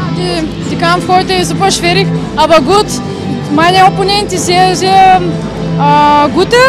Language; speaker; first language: German; non-native, learner; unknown